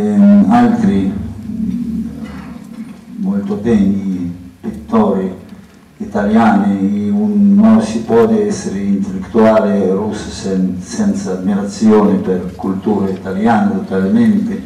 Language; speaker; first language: Italian; non-native, learner; Russian